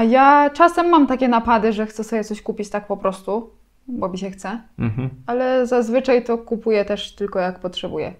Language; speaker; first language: Polish; native; Polish